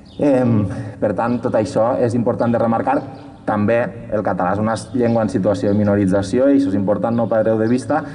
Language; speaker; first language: Catalan; native; Catalan